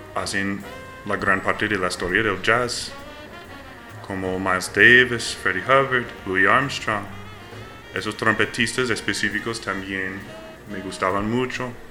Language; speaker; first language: Spanish; non-native, learner; English